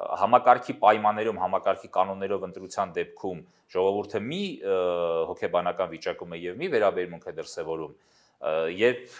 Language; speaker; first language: Armenian; native; Armenian